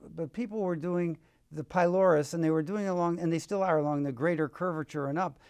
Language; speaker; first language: English; native; English